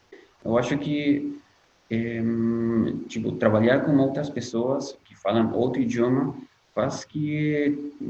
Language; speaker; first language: Portuguese; non-native, fluent; Spanish